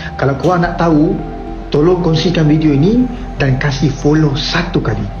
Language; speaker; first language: Malay; native; Malay